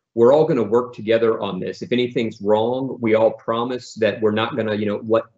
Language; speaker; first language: English; native; English